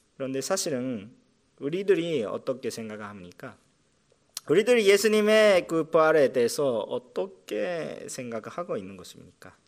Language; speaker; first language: Korean; non-native, fluent; Japanese